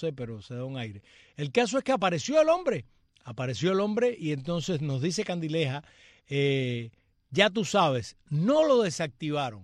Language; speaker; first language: Spanish; native; Spanish